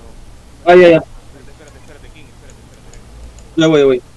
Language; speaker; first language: Spanish; native; Spanish